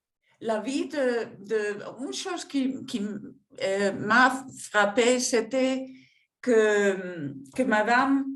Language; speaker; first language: French; non-native, fluent; Spanish